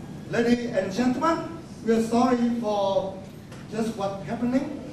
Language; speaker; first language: English; non-native, fluent; Vietnamese